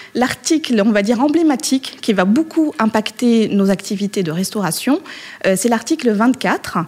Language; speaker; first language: French; non-native, local second language; Arabic